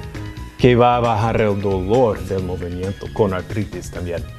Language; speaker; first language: Spanish; non-native, fluent; English